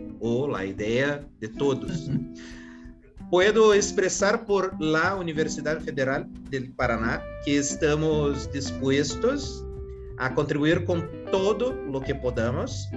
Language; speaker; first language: Spanish; non-native, learner; Portuguese